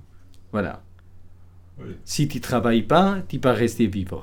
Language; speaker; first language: French; non-native, learner; Kurdish